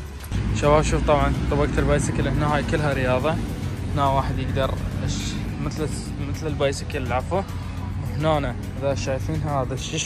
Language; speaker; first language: Arabic; native; Arabic